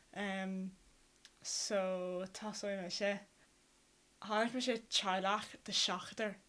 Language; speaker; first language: Irish; non-native, local second language; English